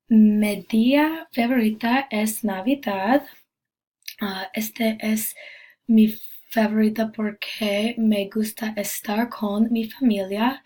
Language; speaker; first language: Spanish; non-native, learner; English